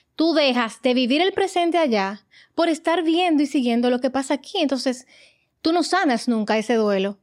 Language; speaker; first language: Spanish; native; Spanish